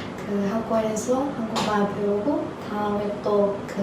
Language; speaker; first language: Korean; non-native, learner; Turkish